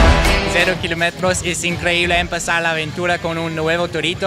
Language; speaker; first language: Spanish; non-native, learner; English